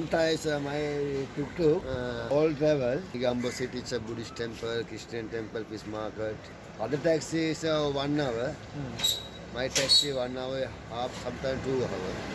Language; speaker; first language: English; non-native, learner; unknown